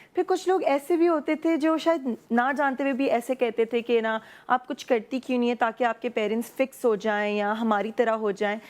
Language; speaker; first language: Urdu; non-native, local second language; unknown